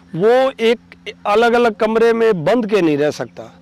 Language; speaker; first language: Hindi; native; Hindi